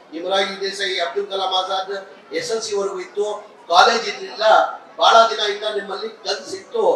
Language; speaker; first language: Kannada; non-native, local second language; Urdu